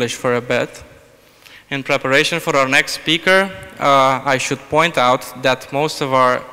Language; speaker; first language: English; non-native, fluent; Romanian